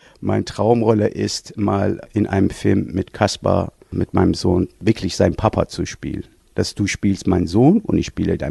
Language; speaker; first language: German; non-native, fluent; Persian